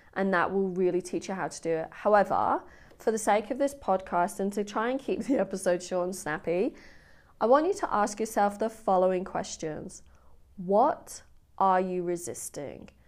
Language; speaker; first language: English; native; English